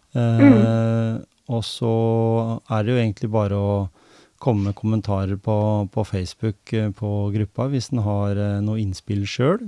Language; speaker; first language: Norwegian; native; Norwegian